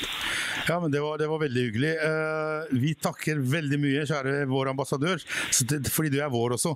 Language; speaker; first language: Norwegian; non-native, fluent; Albanian